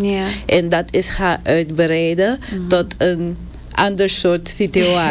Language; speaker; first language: Dutch; non-native, local second language; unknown